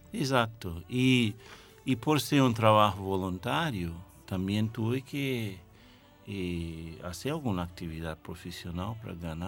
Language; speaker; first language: Spanish; non-native, fluent; English